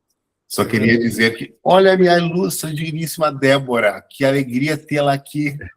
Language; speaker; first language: Portuguese; native; Portuguese